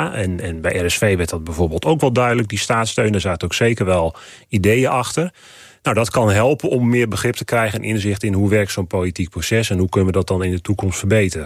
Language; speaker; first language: Dutch; native; Dutch